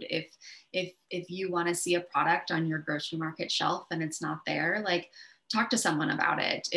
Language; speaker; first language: English; native; English